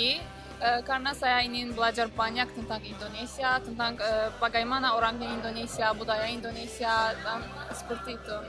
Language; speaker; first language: Indonesian; non-native, learner; Azerbaijani